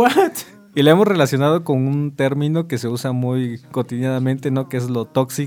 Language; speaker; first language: Spanish; native; Spanish